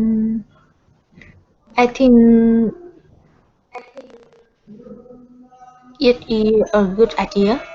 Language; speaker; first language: English; non-native, learner; Vietnamese